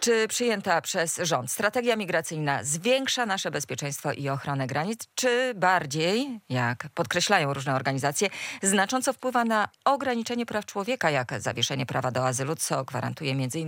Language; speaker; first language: Polish; native; Polish